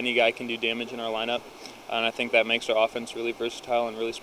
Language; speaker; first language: English; native; English